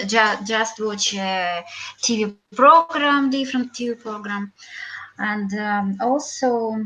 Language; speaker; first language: English; non-native, learner; Russian